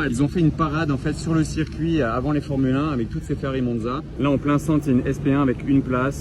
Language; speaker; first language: French; native; French